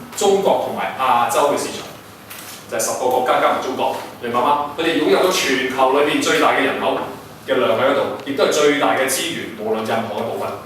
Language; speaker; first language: Cantonese; early bilingual, heritage; Cantonese